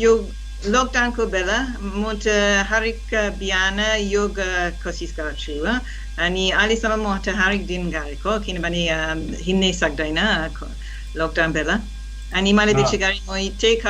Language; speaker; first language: Nepali; non-native, learner; English